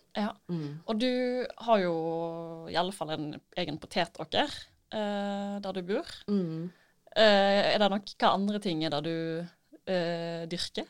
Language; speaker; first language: Norwegian; native; Norwegian